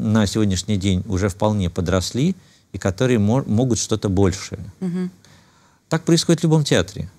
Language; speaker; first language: Russian; native; Russian